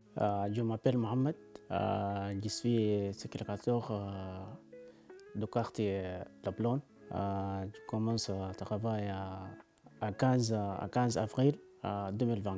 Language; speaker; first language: French; non-native, learner; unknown